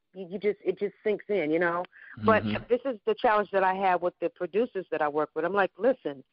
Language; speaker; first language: English; native; English